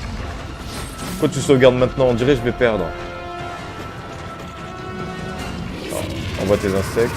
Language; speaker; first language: French; native; French